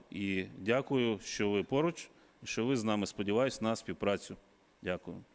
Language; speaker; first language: Ukrainian; native; Ukrainian